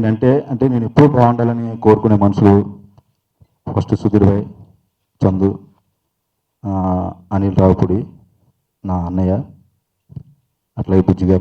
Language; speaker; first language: Telugu; native; Telugu